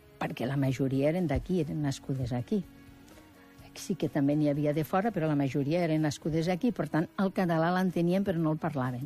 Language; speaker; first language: Catalan; native; Catalan